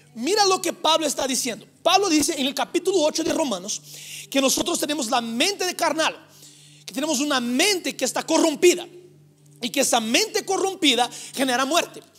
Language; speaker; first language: Spanish; non-native, fluent; Portuguese